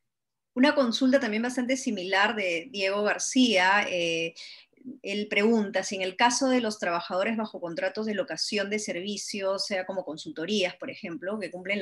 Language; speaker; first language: Spanish; native; Spanish